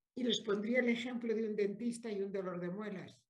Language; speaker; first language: Spanish; native; Spanish